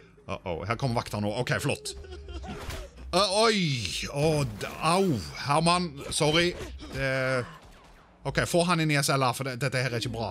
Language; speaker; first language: Norwegian; native; Norwegian